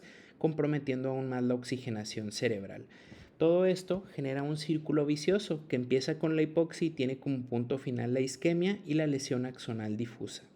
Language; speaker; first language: Spanish; native; Spanish